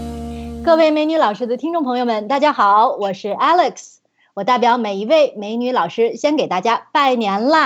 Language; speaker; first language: Chinese; native; Chinese